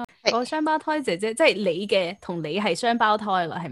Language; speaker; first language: Cantonese; native; Cantonese